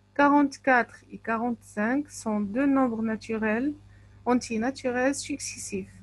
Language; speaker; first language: French; non-native, local second language; Arabic